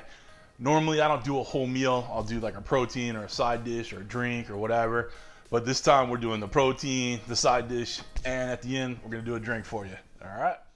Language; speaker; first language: English; native; English